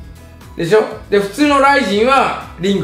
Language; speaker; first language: Japanese; native; Japanese